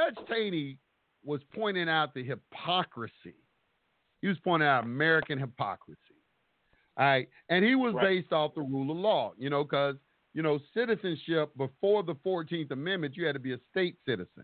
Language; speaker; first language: English; native; English